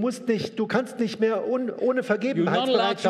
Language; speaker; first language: German; native; German